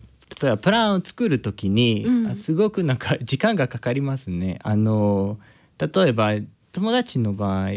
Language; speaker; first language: Japanese; non-native, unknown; Spanish